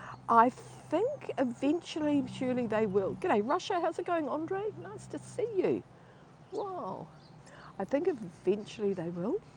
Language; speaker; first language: English; native; English